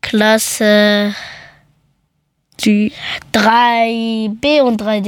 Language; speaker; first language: German; early bilingual, other home language; Persian